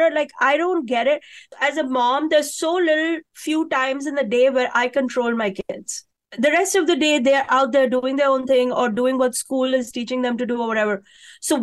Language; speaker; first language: English; non-native, local second language; Hindi